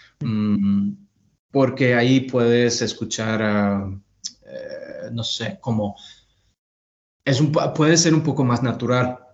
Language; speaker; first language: Spanish; non-native, fluent; English